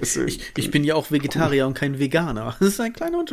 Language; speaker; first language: German; native; German